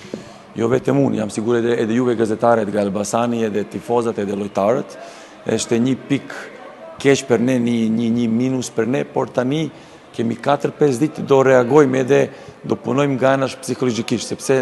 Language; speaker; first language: Albanian; non-native, learner; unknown